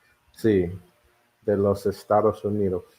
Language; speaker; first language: Spanish; non-native, learner; English